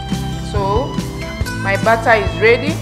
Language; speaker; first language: English; native; English